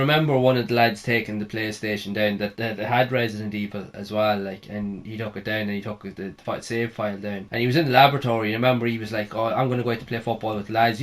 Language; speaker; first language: English; native; English